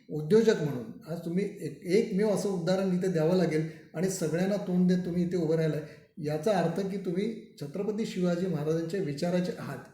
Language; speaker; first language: Marathi; native; Marathi